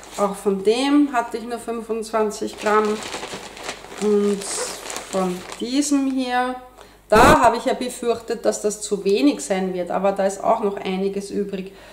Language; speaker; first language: German; native; German